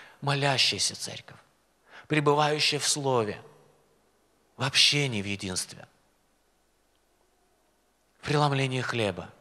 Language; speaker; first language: Russian; native; Russian